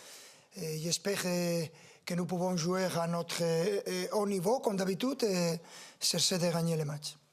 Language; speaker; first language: French; non-native, fluent; Spanish